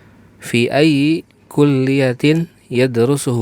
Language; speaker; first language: Arabic; non-native, learner; Indonesian